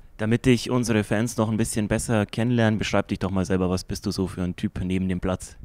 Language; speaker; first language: German; native; German